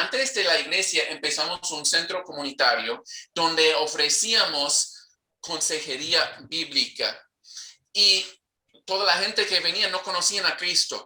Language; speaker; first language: Spanish; non-native, fluent; English